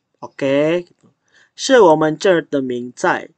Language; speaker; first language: Chinese; non-native, fluent; Indonesian